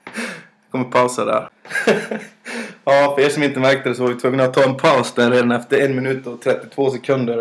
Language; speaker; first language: Swedish; native; Swedish